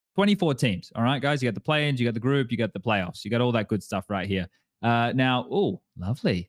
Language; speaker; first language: English; native; English